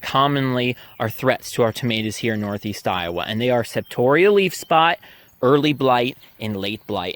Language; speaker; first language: English; native; English